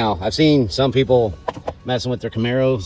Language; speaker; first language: English; native; English